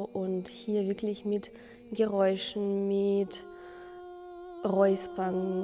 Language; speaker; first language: German; non-native, fluent; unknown